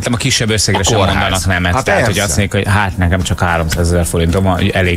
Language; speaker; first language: Hungarian; native; Hungarian